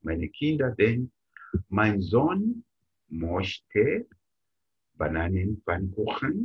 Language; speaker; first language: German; non-native, fluent; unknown